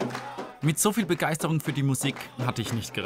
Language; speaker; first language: German; native; German